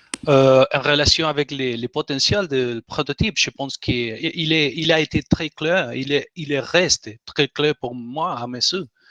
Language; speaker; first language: French; non-native, learner; Spanish